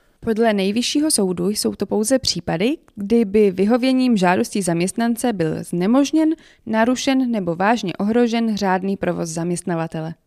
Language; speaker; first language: Czech; native; Czech